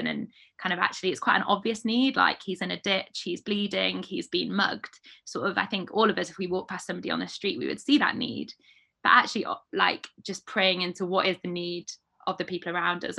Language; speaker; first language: English; native; English